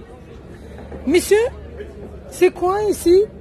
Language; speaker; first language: French; non-native, learner; Romanian